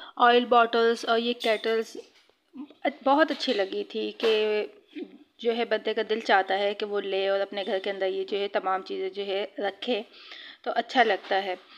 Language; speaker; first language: Urdu; native; Urdu